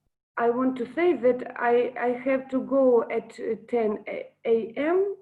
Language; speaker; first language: English; non-native, learner; Russian